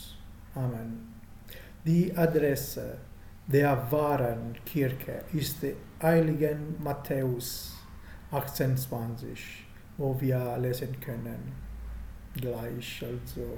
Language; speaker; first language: German; non-native, fluent; Italian